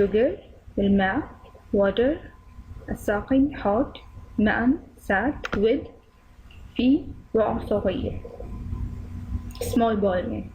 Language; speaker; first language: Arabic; non-native, learner; Urdu